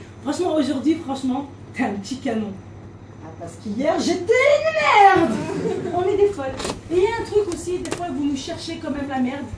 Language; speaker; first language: French; native; French